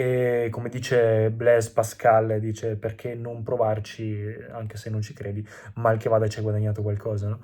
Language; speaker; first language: Italian; native; Italian